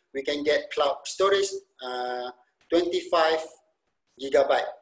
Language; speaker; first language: English; non-native, local second language; Malay